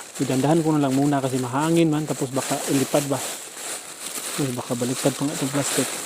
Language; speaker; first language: Filipino; non-native, local second language; Cebuano